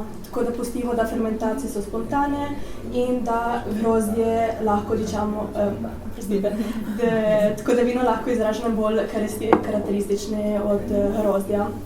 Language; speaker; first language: Slovenian; early bilingual, heritage; Italian